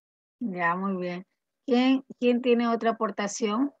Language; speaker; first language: Spanish; native; Spanish